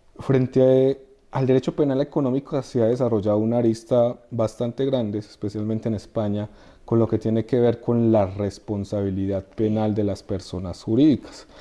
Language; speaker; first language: Spanish; native; Spanish